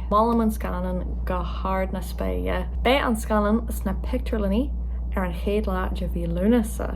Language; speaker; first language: Irish; non-native, local second language; English